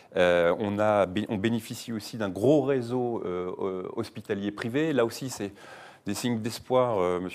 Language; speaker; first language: French; native; French